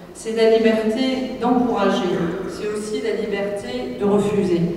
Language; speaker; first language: French; native; French